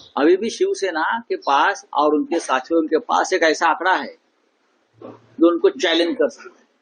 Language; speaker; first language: Hindi; non-native, local second language; Marathi